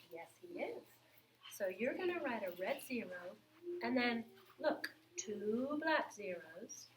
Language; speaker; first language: English; native; English